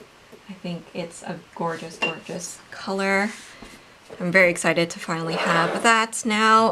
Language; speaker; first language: English; native; English